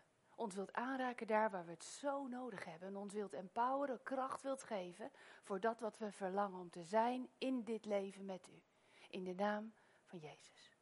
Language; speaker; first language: Dutch; native; Dutch